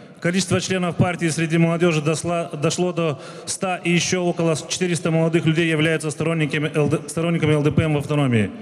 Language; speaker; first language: Russian; non-native, local second language; Gagauz